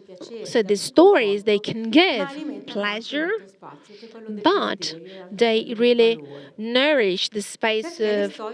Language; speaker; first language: English; non-native, fluent; Italian